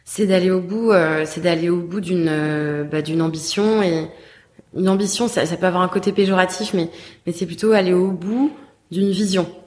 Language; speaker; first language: French; native; French